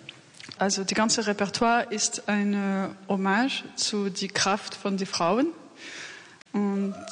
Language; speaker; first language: German; non-native, fluent; French